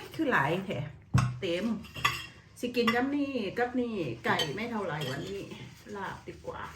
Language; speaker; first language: Thai; native; Thai